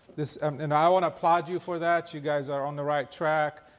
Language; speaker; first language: English; non-native, fluent; Arabic